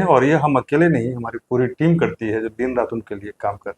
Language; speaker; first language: Hindi; native; Hindi